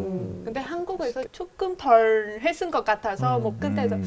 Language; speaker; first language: Korean; non-native, fluent; Vietnamese